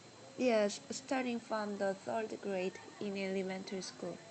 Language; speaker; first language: English; non-native, learner; Korean